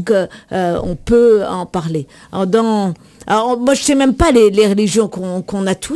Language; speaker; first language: French; native; French